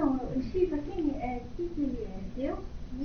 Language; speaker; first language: Spanish; non-native, learner; Portuguese